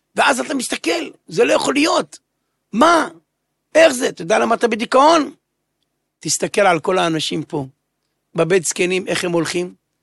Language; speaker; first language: Hebrew; native; Hebrew